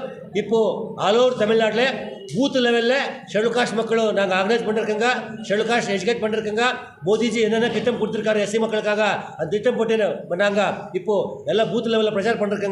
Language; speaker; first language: Tamil; non-native, learner; Kannada